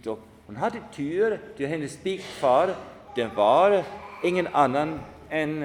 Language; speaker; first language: Swedish; non-native, fluent; German